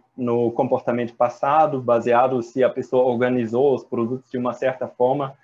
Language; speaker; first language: Portuguese; non-native, fluent; German